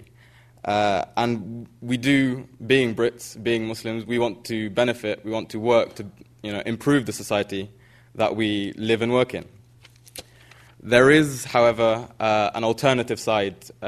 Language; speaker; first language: English; native; English